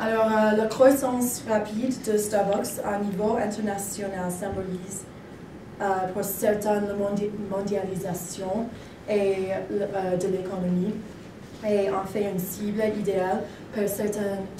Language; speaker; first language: French; non-native, learner; English